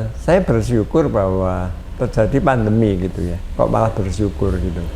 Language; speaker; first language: Indonesian; non-native, local second language; Javanese